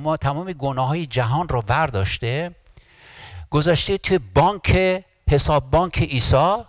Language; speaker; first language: Persian; early bilingual, heritage; Persian